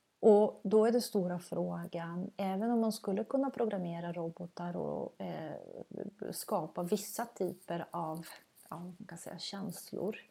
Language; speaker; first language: Swedish; non-native, fluent; Croatian